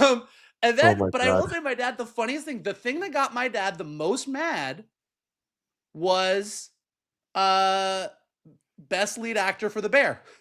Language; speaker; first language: English; native; English